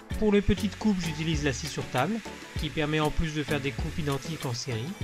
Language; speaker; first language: French; native; French